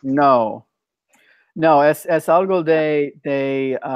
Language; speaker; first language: Spanish; non-native, fluent; English